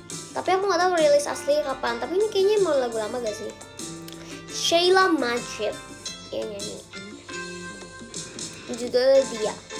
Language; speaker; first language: Indonesian; native; Indonesian